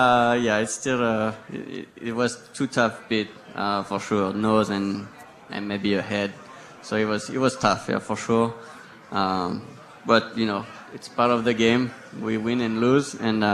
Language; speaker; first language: English; non-native, fluent; French